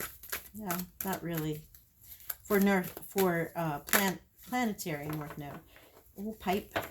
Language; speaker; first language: English; native; English